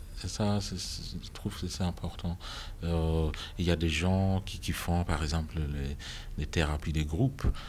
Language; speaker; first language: French; non-native, fluent; Acoli